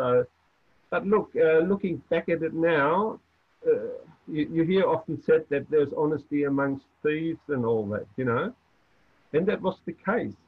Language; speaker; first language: English; non-native, fluent; German